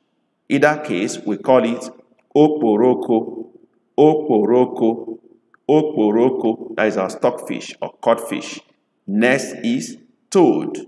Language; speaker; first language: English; non-native, local second language; Igbo